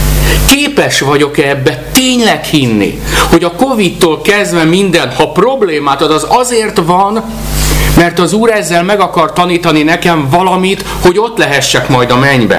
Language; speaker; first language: Hungarian; native; Hungarian